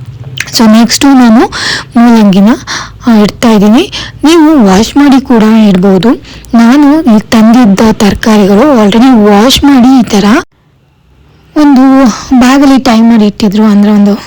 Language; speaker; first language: Kannada; native; Kannada